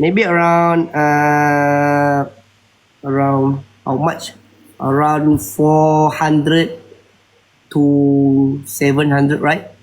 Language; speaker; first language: English; non-native, learner; Malay